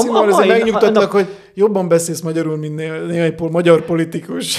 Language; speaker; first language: Hungarian; native; Hungarian